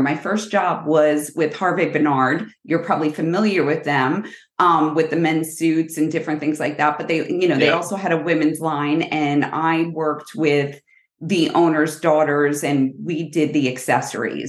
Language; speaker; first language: English; native; English